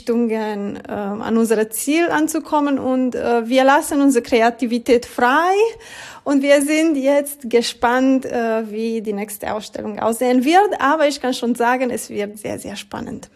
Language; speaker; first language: German; non-native, learner; Romanian